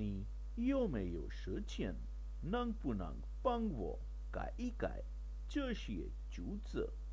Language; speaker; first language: Chinese; non-native, learner; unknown